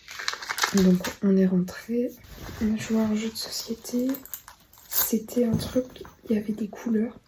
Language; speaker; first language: French; native; French